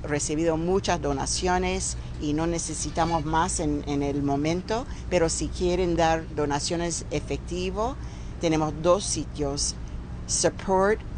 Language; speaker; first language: Spanish; non-native, fluent; English